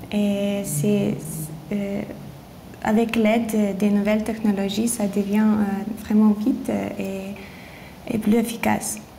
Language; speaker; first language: French; non-native, learner; Lithuanian